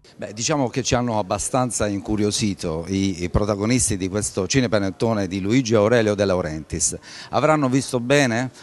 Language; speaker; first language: Italian; native; Italian